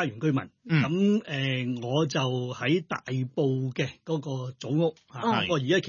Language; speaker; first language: Cantonese; non-native, local second language; Hakka Chinese